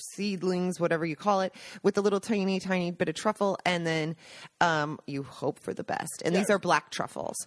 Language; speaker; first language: English; native; English